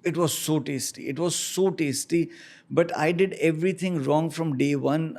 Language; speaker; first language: English; non-native, local second language; Hindi